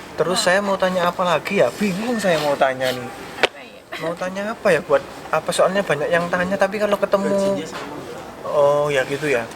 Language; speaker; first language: Indonesian; native; Indonesian